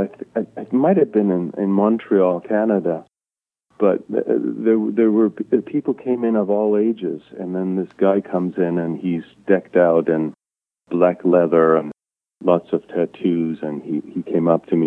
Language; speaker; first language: English; non-native, fluent; German